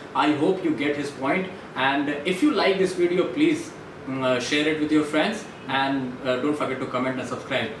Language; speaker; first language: Hindi; native; Hindi